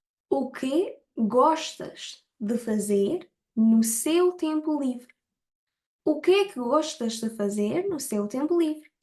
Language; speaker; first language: Portuguese; non-native, fluent; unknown